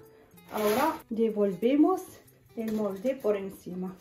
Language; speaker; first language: Spanish; non-native, fluent; Arabic